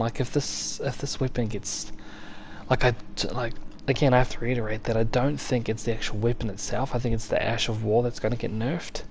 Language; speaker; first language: English; native; English